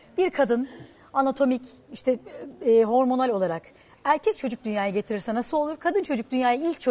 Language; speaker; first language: Turkish; native; Turkish